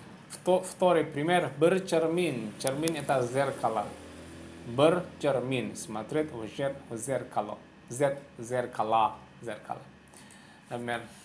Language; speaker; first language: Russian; non-native, learner; Javanese